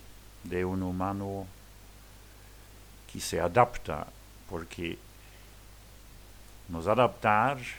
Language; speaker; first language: Spanish; non-native, learner; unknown